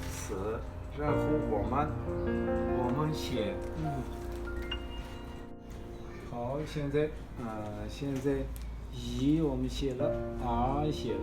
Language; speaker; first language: Chinese; non-native, fluent; Kazakh